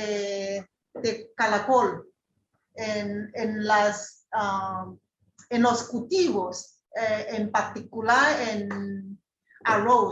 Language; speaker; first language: Spanish; non-native, fluent; Chinese